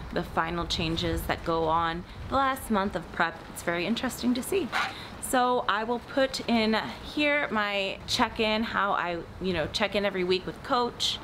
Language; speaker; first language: English; native; English